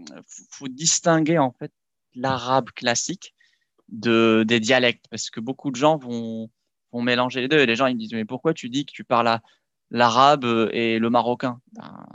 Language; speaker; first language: French; non-native, local second language; Arabic